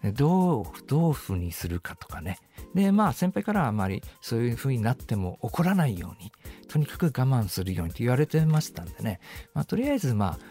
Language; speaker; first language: Japanese; native; Japanese